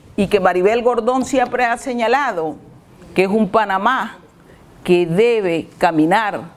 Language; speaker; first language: Spanish; native; Spanish